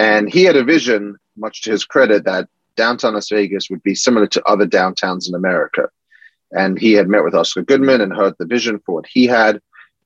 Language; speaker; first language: English; native; English